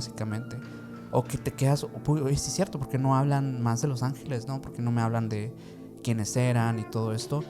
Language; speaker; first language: Spanish; native; Spanish